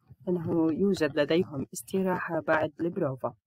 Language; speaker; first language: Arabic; native; Arabic